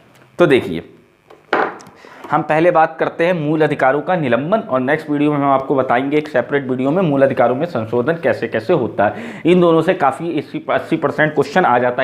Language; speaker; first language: Hindi; native; Hindi